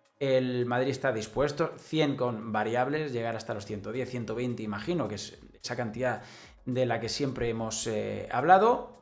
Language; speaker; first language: Spanish; native; Spanish